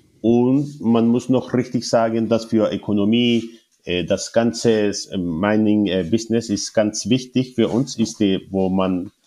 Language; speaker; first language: German; non-native, learner; Spanish